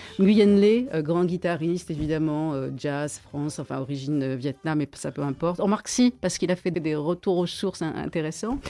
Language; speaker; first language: French; native; French